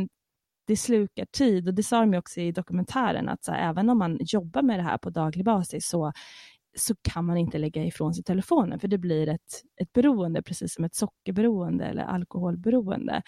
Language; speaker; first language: Swedish; native; Swedish